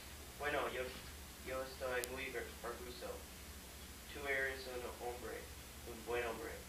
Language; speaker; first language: Spanish; non-native, learner; English